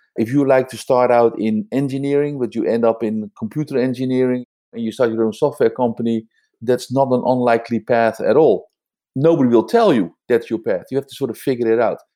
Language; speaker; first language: English; non-native, fluent; Dutch